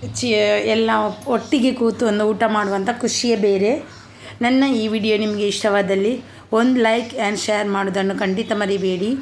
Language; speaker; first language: Kannada; non-native, local second language; Tulu